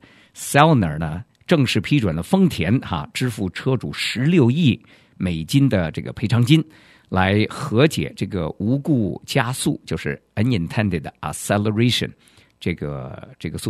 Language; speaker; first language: Chinese; native; Chinese